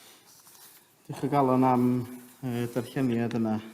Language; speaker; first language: Welsh; native; Welsh